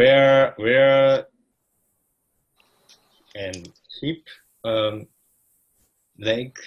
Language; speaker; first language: English; non-native, learner; Japanese